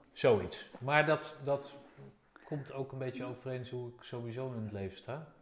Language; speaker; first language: Dutch; native; Dutch